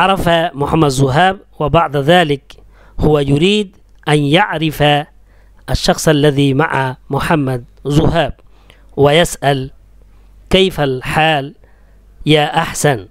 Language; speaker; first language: Urdu; native; Urdu